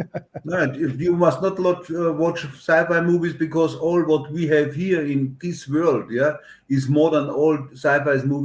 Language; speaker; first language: English; non-native, learner; German